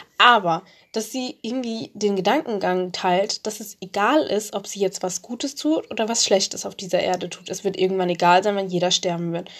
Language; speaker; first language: German; early bilingual, other home language; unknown